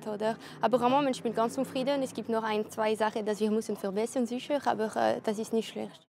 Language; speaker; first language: German; non-native, local second language; French